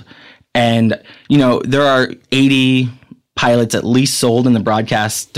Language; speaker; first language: English; native; English